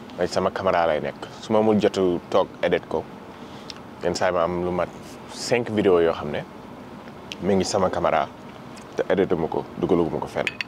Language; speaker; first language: Wolof; early bilingual, heritage; Wolof